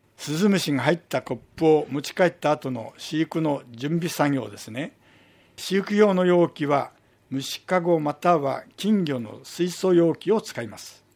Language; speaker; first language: Japanese; native; Japanese